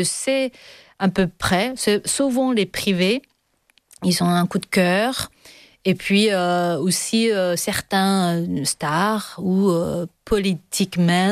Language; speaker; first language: French; non-native, learner; Chinese